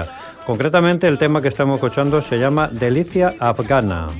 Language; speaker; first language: Spanish; native; Spanish